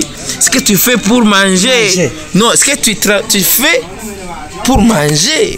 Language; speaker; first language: French; non-native, learner; Rundi